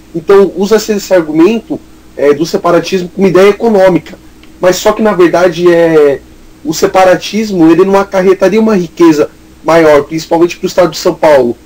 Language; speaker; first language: Portuguese; native; Portuguese